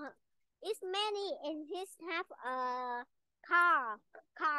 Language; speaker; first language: English; non-native, learner; Vietnamese